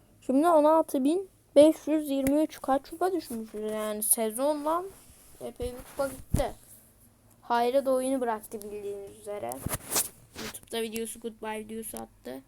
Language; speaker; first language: Turkish; native; Turkish